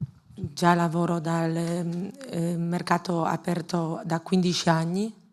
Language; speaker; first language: Italian; non-native, learner; Polish